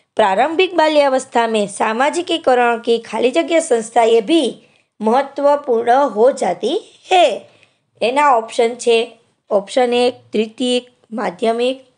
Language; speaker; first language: Hindi; non-native, local second language; Gujarati